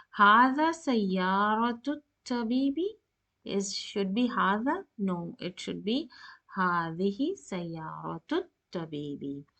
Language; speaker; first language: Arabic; non-native, fluent; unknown